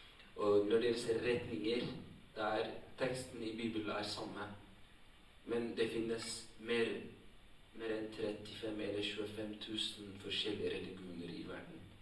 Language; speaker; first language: Norwegian; non-native, fluent; Tigrinya